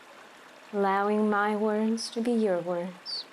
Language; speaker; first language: English; native; English